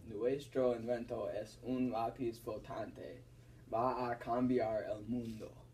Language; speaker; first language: Spanish; non-native, learner; English